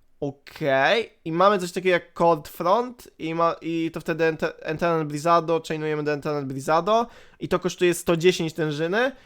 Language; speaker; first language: Polish; native; Polish